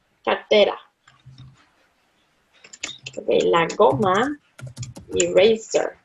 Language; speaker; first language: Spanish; non-native, fluent; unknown